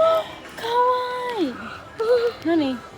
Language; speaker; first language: Japanese; non-native, fluent; Filipino